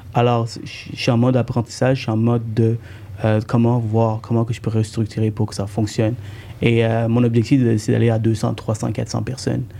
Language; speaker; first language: French; early bilingual, other home language; Tamil